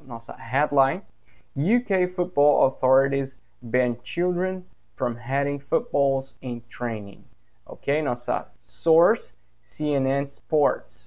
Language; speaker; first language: English; non-native, fluent; Portuguese